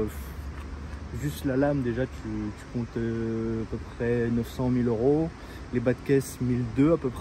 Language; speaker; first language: French; native; French